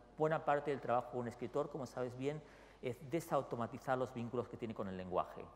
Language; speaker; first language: Spanish; native; Spanish